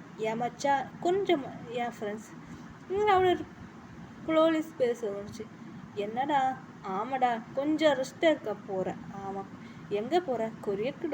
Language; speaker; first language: Tamil; non-native, learner; Malayalam